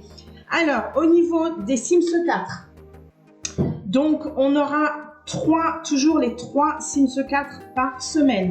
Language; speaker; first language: French; native; French